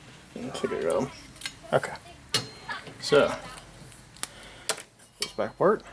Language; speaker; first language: English; native; English